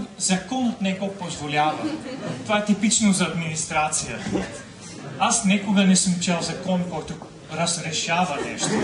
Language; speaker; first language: Bulgarian; non-native, fluent; Dutch